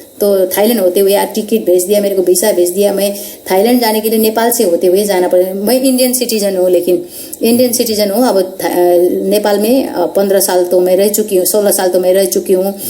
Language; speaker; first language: Hindi; non-native, local second language; Nepali